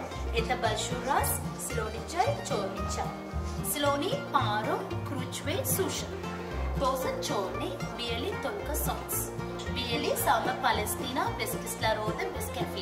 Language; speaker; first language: Russian; non-native, learner; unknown